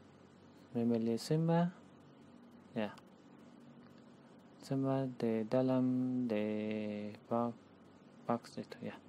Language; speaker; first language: Indonesian; non-native, learner; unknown